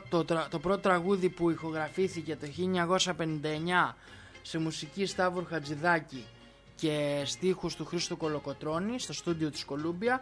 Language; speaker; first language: Greek; native; Greek